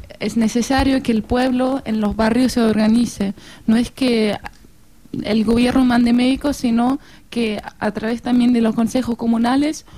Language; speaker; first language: Spanish; non-native, fluent; German